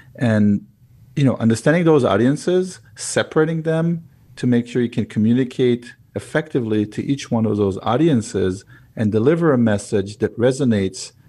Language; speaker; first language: English; non-native, fluent; Hebrew